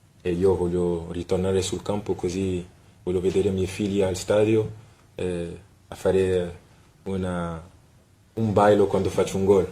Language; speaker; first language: Italian; non-native, fluent; French